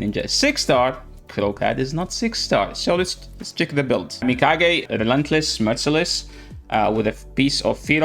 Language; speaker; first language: English; non-native, fluent; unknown